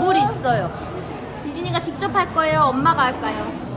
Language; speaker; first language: Korean; native; Korean